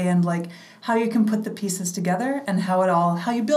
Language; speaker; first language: English; native; English